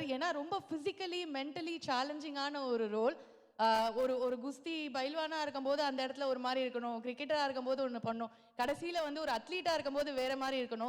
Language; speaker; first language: Tamil; native; Tamil